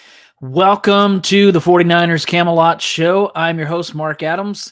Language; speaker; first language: English; native; English